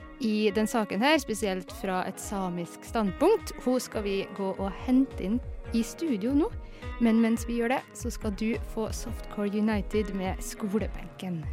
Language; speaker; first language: Norwegian; native; Norwegian